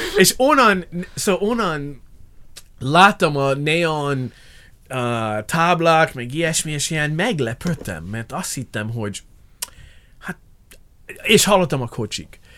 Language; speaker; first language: Hungarian; non-native, learner; English